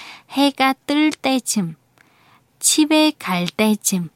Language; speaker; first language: Korean; non-native, fluent; Vietnamese